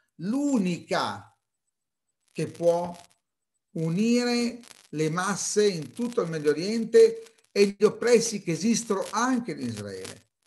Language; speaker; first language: Italian; native; Italian